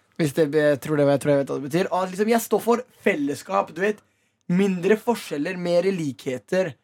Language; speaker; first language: Norwegian; early bilingual, other home language; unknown